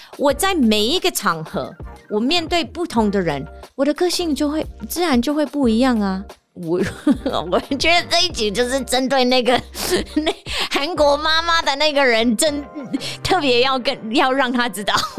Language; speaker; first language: Chinese; non-native, fluent; English